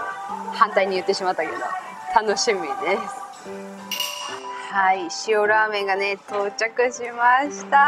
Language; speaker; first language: Japanese; native; Japanese